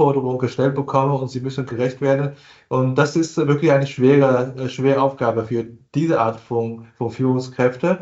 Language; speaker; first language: German; non-native, fluent; Chinese